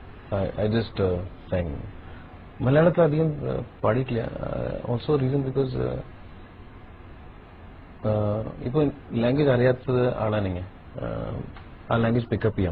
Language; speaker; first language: Malayalam; early bilingual, heritage; Malayalam